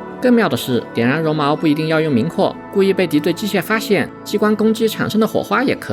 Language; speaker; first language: Chinese; native; Chinese